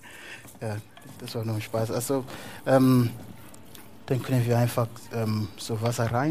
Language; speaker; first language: German; non-native, fluent; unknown